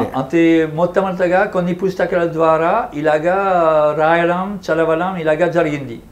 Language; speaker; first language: Telugu; non-native, fluent; French